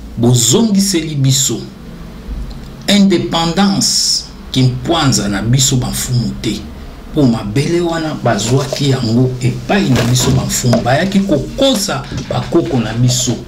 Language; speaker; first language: Lingala; non-native, local second language; Kongo